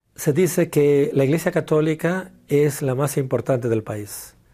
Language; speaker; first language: Spanish; native; Spanish